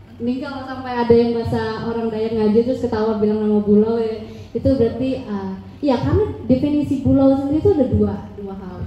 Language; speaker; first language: Indonesian; native; Indonesian